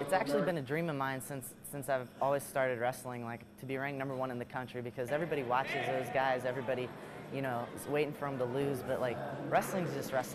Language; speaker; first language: English; native; English